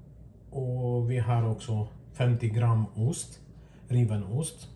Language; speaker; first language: Swedish; non-native, learner; Arabic